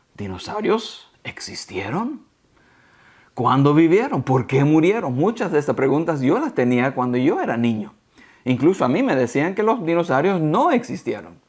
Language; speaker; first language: Spanish; early bilingual, heritage; Spanish